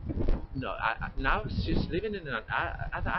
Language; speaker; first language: English; non-native, learner; Spanish